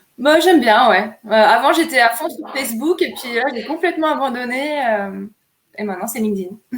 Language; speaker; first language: French; native; French